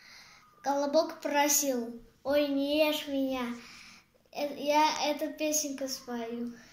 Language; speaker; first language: Russian; non-native, learner; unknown